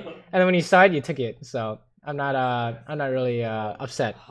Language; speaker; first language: English; native; English